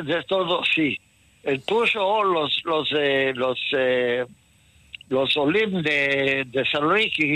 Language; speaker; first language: Spanish; early bilingual, heritage; Ladino